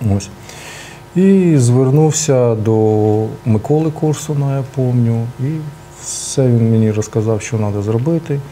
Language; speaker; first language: Ukrainian; non-native, local second language; Russian